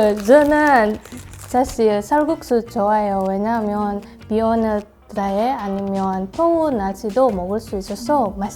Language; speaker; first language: Korean; non-native, learner; Indonesian